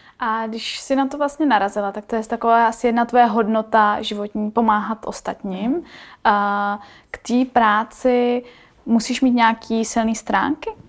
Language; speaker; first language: Czech; native; Czech